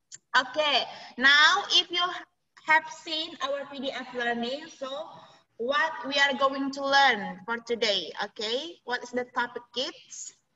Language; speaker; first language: English; non-native, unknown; Indonesian